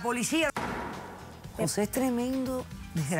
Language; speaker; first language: Spanish; native; Spanish